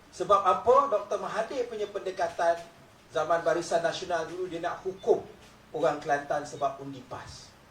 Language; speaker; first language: Malay; native; Malay